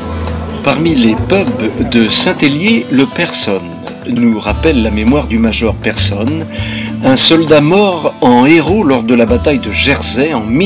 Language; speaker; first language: French; native; French